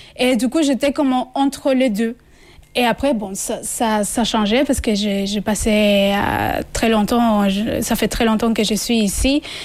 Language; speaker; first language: French; non-native, fluent; Spanish